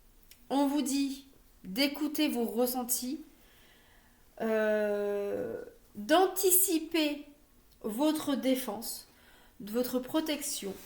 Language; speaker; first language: French; native; French